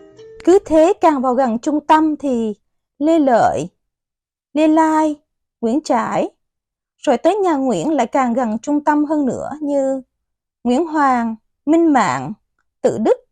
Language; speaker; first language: Vietnamese; native; Vietnamese